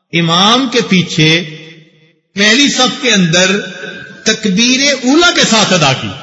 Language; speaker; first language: Urdu; non-native, local second language; Punjabi